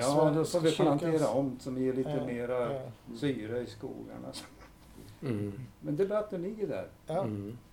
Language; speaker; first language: Swedish; native; Swedish